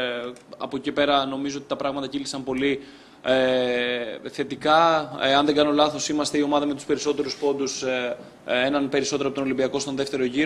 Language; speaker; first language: Greek; native; Greek